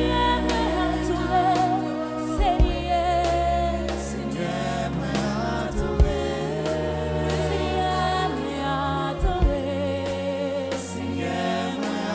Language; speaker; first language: French; native; French